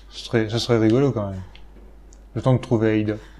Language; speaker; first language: French; native; French